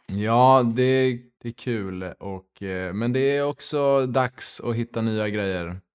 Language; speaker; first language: Swedish; early bilingual, heritage; Swedish